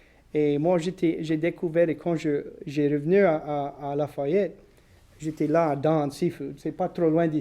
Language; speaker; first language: French; non-native, local second language; English